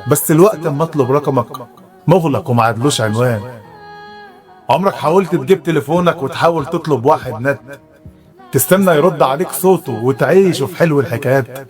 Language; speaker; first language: Arabic; native; Arabic